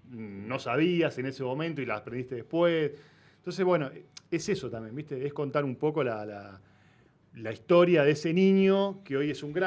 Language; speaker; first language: Spanish; native; Spanish